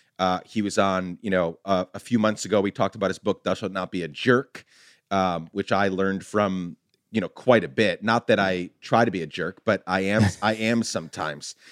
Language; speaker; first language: English; native; English